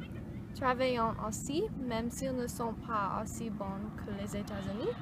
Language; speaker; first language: French; non-native, learner; English